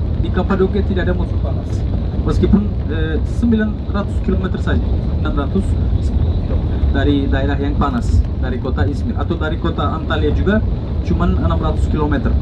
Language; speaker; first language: Indonesian; non-native, fluent; Turkish